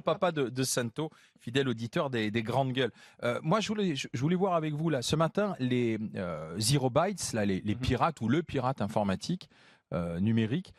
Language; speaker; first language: French; native; French